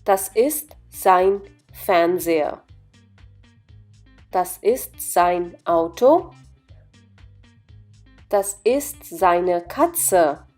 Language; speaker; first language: German; non-native, fluent; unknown